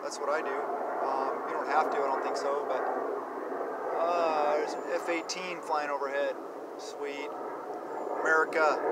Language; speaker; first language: English; native; English